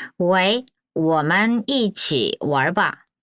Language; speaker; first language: Chinese; non-native, fluent; Korean